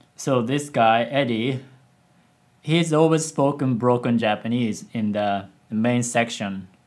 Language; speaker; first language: English; non-native, fluent; Japanese